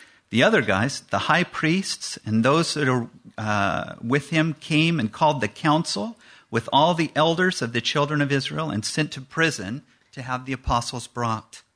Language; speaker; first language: English; native; English